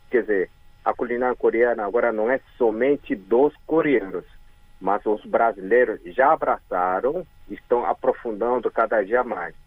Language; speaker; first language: Portuguese; early bilingual, other home language; Korean